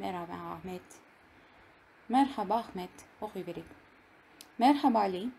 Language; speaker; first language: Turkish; non-native, fluent; Kazakh